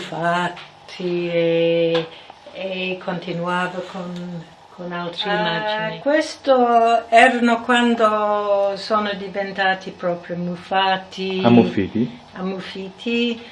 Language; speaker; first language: Italian; non-native, fluent; English